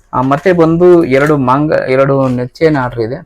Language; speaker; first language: Kannada; non-native, local second language; Telugu